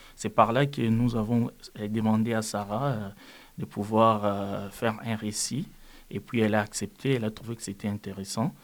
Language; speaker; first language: French; non-native, local second language; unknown